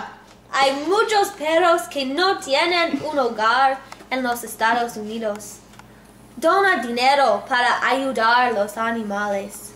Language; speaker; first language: Spanish; non-native, learner; English